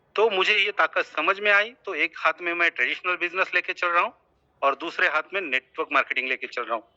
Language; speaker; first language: Hindi; non-native, local second language; Marathi